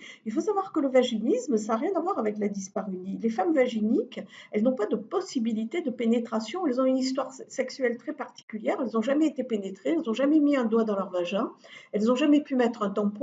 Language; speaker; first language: French; native; French